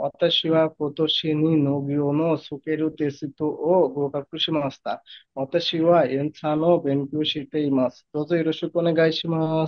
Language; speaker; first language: Japanese; non-native, learner; Bangla